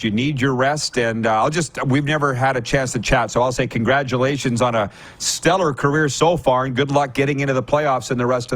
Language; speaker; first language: English; native; English